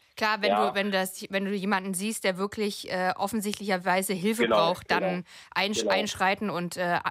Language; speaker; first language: German; native; German